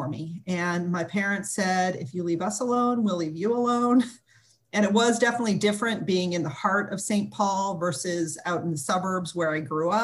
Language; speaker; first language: English; native; English